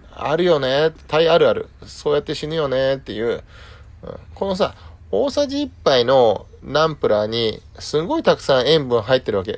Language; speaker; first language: Japanese; native; Japanese